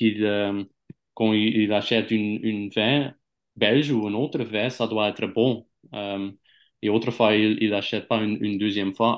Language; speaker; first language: French; non-native, local second language; Dutch